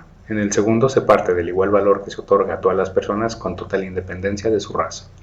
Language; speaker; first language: Spanish; native; Spanish